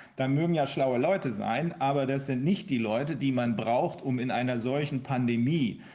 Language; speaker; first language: German; native; German